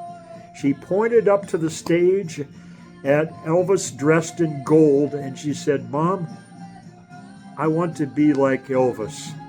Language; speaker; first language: English; native; English